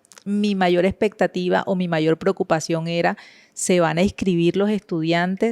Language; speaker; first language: Spanish; native; Spanish